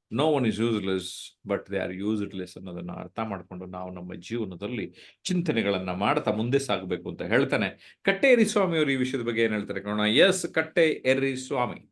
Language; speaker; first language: Kannada; native; Kannada